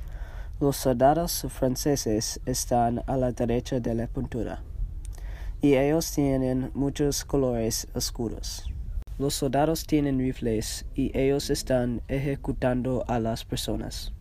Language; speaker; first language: Spanish; non-native, learner; English